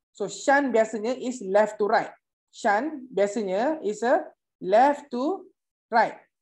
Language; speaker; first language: English; non-native, local second language; Malay